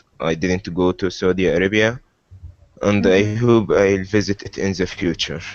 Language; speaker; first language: English; non-native, learner; Arabic